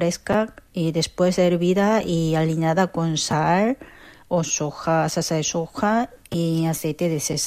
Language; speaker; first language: Spanish; non-native, fluent; Korean